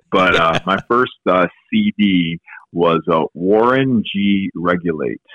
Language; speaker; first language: English; native; English